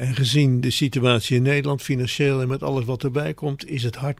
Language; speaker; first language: Dutch; native; Dutch